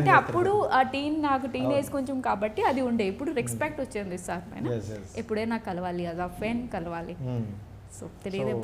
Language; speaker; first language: Telugu; non-native, learner; Odia